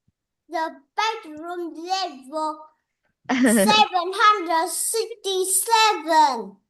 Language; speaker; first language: English; non-native, learner; Vietnamese